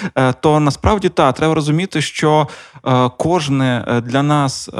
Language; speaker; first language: Ukrainian; non-native, local second language; Russian